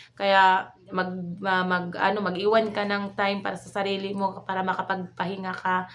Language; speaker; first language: Filipino; non-native, local second language; Waray